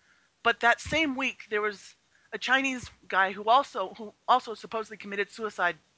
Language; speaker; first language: English; early bilingual, other home language; Chinese